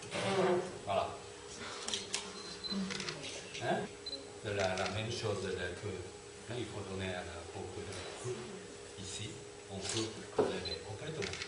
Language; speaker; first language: French; non-native, fluent; Turkish